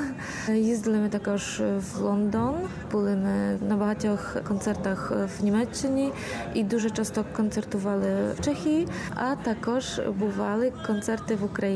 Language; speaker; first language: Ukrainian; early bilingual, heritage; Ukrainian